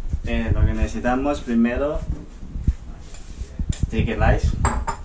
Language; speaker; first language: Spanish; non-native, learner; Chinese